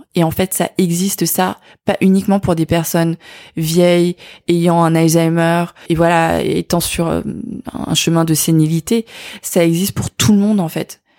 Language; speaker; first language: French; native; French